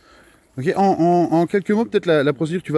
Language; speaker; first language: French; native; French